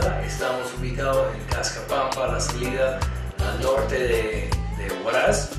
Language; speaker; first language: Spanish; non-native, fluent; English